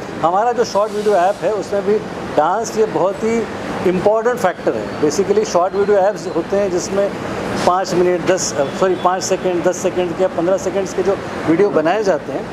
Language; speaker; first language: Hindi; native; Hindi